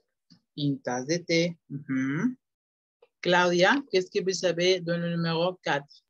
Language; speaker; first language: French; non-native, fluent; Spanish